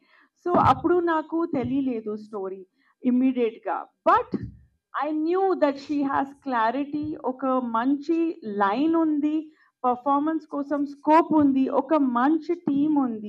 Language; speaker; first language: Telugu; non-native, local second language; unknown